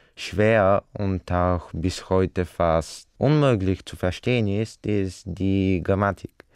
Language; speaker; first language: German; non-native, fluent; Bulgarian